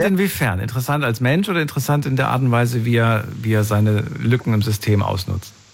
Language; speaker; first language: German; native; German